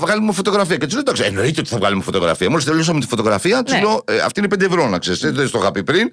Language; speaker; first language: Greek; native; Greek